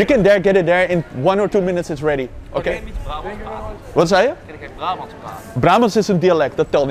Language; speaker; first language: English; non-native, fluent; Dutch